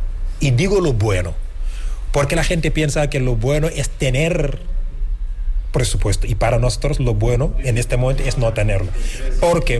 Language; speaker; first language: Spanish; non-native, fluent; Wolof